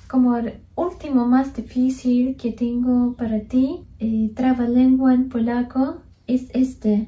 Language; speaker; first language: Spanish; non-native, fluent; Polish